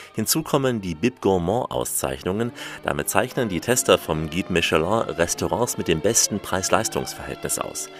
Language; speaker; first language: German; native; German